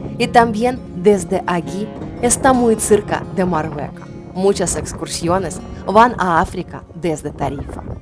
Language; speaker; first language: Spanish; non-native, learner; Ukrainian